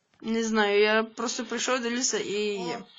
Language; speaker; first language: Ukrainian; native; Ukrainian